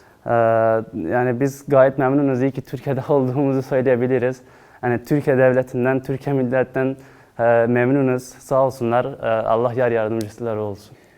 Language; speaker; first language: Turkish; non-native, fluent; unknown